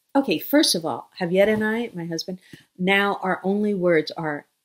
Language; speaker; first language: English; native; English